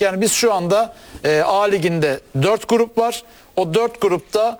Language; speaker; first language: Turkish; native; Turkish